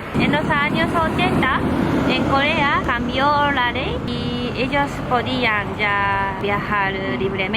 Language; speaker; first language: Spanish; non-native, fluent; Japanese